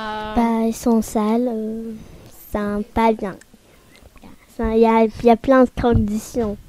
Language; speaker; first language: French; early bilingual, other home language; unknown